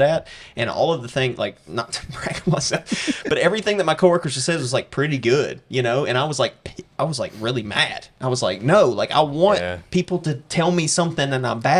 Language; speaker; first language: English; native; English